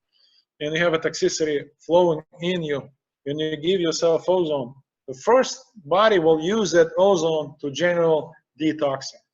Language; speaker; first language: English; non-native, fluent; Russian